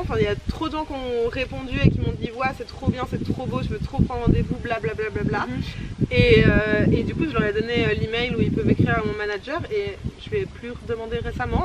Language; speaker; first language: French; native; French